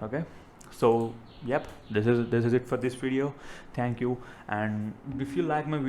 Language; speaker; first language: English; non-native, local second language; Telugu